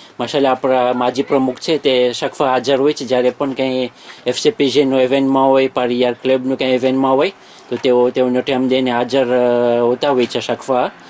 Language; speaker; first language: Gujarati; early bilingual, heritage; Gujarati